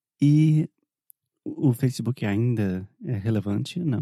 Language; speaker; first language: Portuguese; non-native, fluent; English